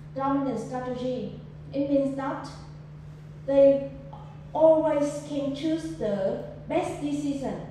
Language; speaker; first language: English; non-native, fluent; Vietnamese